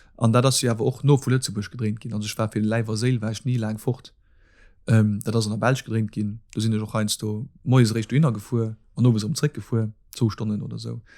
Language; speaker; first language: Luxembourgish; native; Luxembourgish